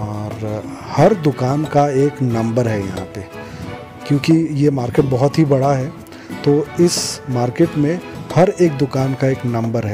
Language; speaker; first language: Hindi; native; Hindi